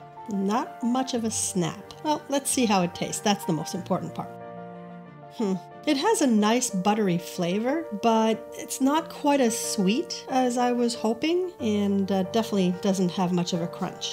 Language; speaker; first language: English; native; English